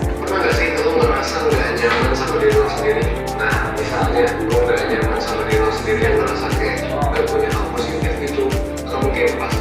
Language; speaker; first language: Indonesian; native; Indonesian